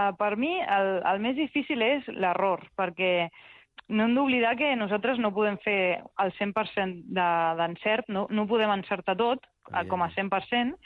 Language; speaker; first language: Catalan; early bilingual, other home language; Spanish